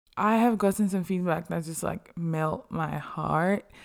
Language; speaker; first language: English; non-native, local second language; Yoruba